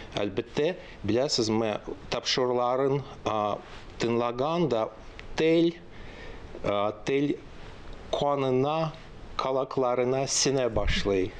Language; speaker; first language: Tatar; non-native, local second language; Russian